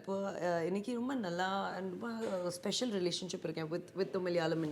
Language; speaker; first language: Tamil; non-native, learner; Hindi